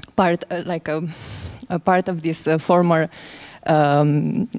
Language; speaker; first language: English; non-native, fluent; Romanian